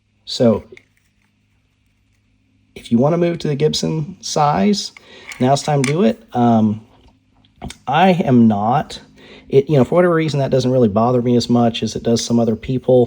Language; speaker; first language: English; native; English